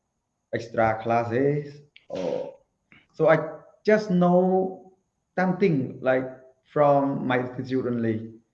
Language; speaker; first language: English; non-native, learner; Khmer